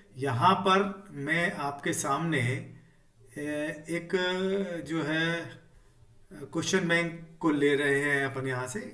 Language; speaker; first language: Hindi; native; Hindi